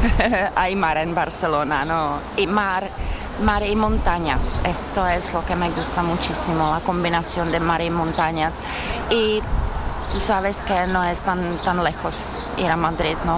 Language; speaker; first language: Spanish; non-native, learner; Czech